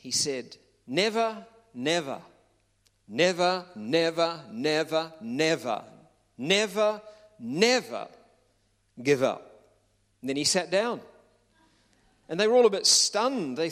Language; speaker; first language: English; native; English